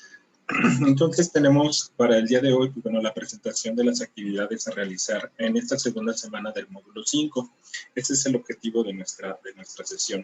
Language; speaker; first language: Spanish; native; Spanish